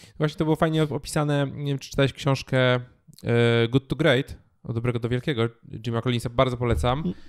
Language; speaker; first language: Polish; native; Polish